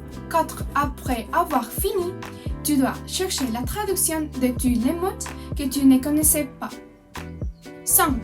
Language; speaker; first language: French; non-native, learner; Spanish